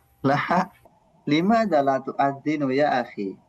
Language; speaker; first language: Arabic; non-native, fluent; Indonesian